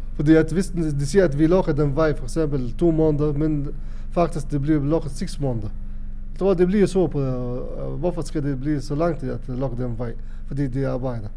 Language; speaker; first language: Danish; non-native, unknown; Arabic